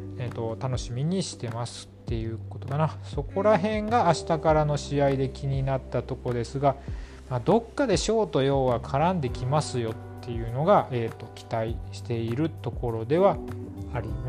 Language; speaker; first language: Japanese; native; Japanese